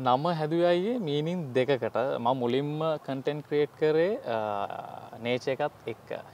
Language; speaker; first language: Sinhala; native; Sinhala